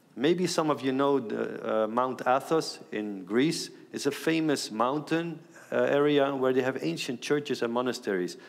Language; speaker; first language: English; non-native, fluent; Aramaic